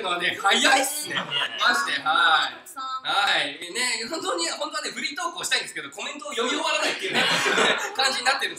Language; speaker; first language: Japanese; native; Japanese